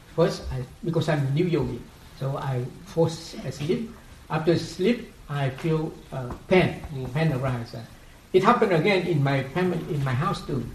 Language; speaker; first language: English; non-native, fluent; Vietnamese